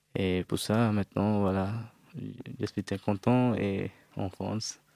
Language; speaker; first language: French; non-native, fluent; Sinhala